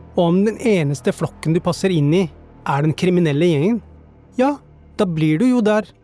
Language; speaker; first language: Norwegian; early bilingual, other home language; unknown